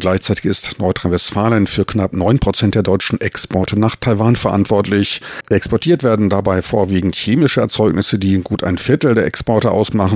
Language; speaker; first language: German; native; German